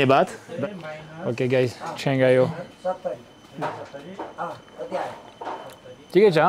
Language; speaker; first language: Nepali; non-native, learner; French